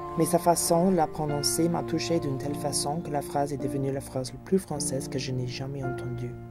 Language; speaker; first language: French; non-native, fluent; English